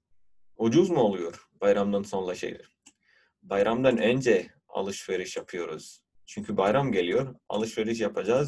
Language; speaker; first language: Turkish; non-native, fluent; Urdu